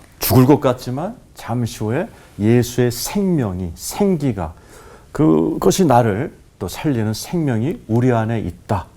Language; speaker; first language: Korean; native; Korean